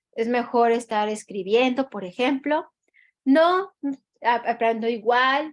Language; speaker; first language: Spanish; native; Spanish